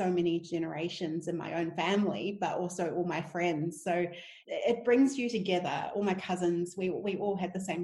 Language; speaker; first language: English; native; English